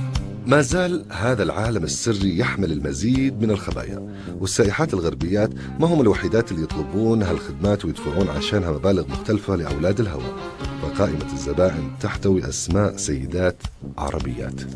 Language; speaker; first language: Arabic; native; Arabic